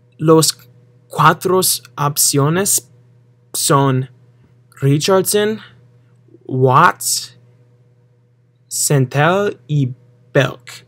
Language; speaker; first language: Spanish; non-native, learner; English